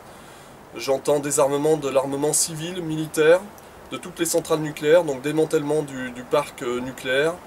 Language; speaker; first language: French; native; French